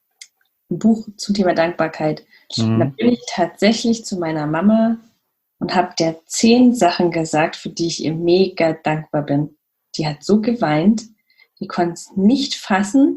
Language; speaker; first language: German; native; German